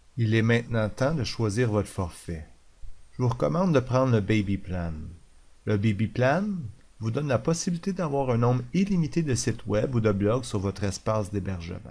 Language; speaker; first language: French; native; French